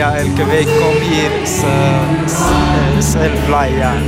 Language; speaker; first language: Dutch; non-native, learner; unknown